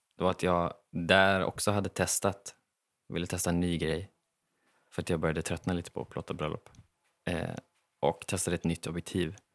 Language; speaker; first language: Swedish; native; Swedish